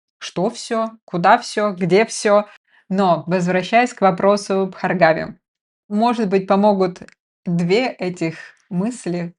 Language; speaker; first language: Russian; native; Russian